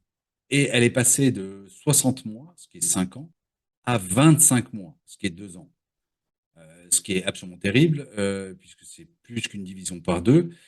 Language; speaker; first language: French; native; French